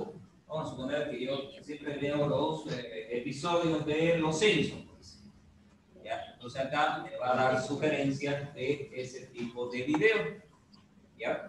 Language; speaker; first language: Spanish; native; Spanish